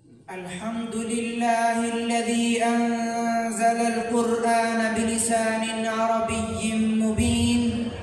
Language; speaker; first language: Arabic; non-native, learner; Urdu